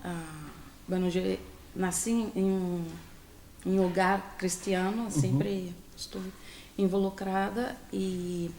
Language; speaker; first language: Spanish; non-native, fluent; Portuguese